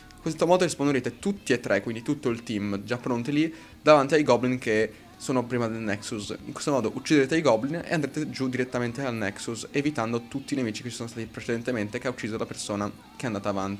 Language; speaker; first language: Italian; native; Italian